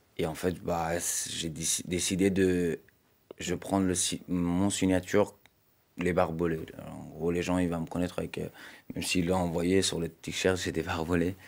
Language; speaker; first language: French; non-native, fluent; Persian